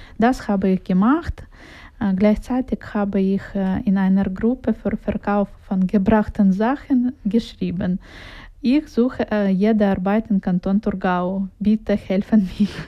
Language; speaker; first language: German; non-native, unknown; Russian